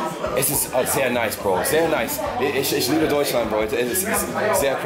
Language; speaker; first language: German; non-native, learner; English